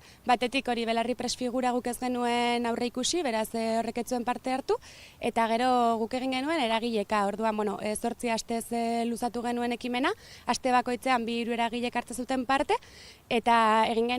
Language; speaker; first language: Basque; early bilingual, other home language; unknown